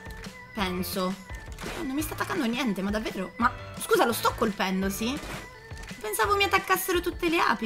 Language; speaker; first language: Italian; native; Italian